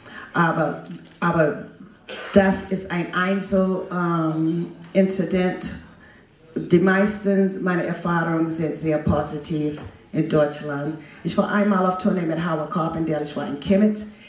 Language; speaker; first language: German; non-native, fluent; English